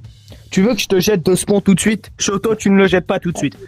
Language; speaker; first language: French; native; French